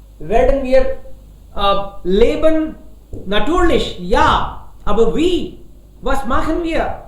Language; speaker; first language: German; non-native, fluent; Hindi